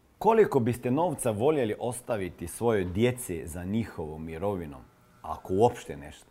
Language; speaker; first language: Croatian; non-native, fluent; Serbian